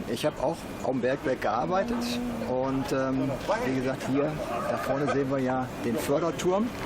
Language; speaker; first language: German; native; German